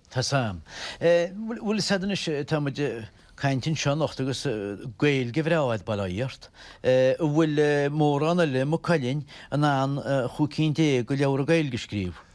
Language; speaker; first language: Irish; native; Irish